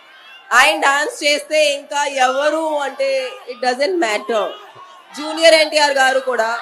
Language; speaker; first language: Telugu; non-native, fluent; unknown